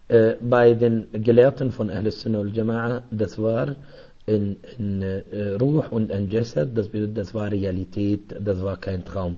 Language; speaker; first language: German; non-native, fluent; Arabic